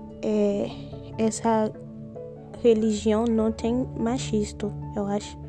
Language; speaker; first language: Portuguese; non-native, learner; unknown